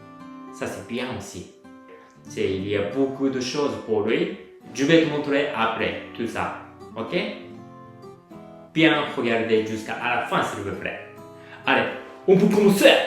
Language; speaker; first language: French; non-native, learner; Japanese